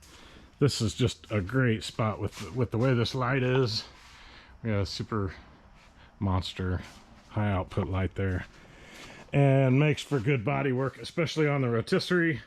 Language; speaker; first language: English; native; English